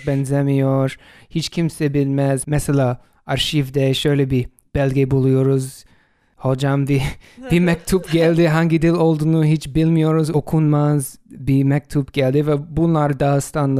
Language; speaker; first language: Turkish; non-native, fluent; English